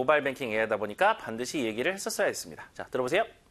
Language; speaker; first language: Korean; native; Korean